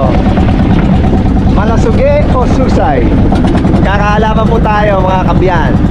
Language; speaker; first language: Filipino; non-native, local second language; Iloko